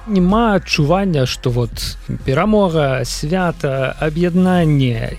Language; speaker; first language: Belarusian; non-native, local second language; Russian